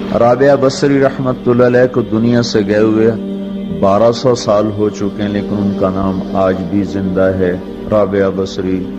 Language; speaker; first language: Urdu; non-native, local second language; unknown